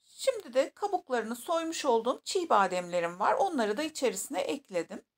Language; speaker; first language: Turkish; native; Turkish